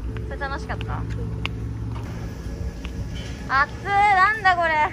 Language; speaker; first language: Japanese; native; Japanese